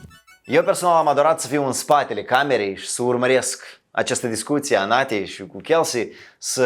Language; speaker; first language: Romanian; native; Romanian